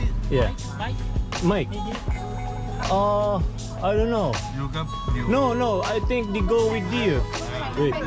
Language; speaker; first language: English; non-native, learner; Filipino